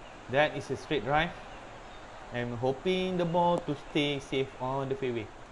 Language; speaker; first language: English; non-native, local second language; Malay